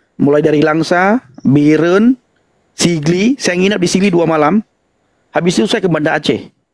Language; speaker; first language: Indonesian; non-native, local second language; Achinese